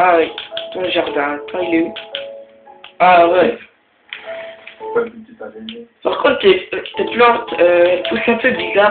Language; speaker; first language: French; native; French